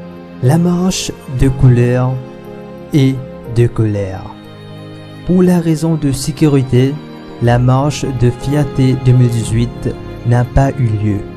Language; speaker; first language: French; non-native, local second language; Morisyen